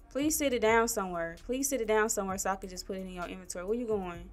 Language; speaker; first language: English; native; English